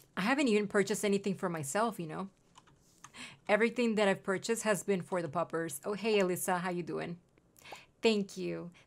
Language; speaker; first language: English; non-native, fluent; Spanish